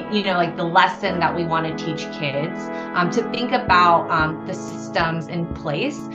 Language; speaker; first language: English; native; English